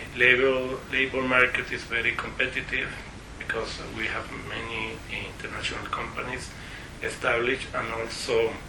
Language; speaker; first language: English; non-native, fluent; Spanish